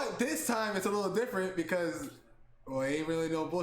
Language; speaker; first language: English; native; English